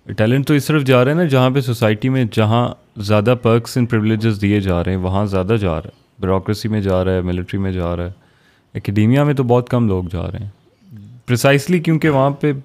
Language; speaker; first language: Urdu; native; Urdu